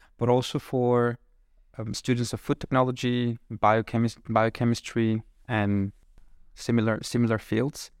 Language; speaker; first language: English; non-native, fluent; Spanish